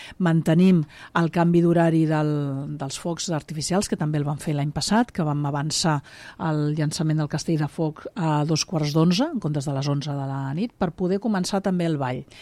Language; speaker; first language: Catalan; native; Catalan